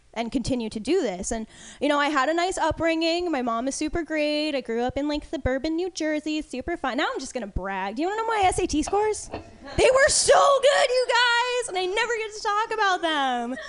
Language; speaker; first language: English; native; English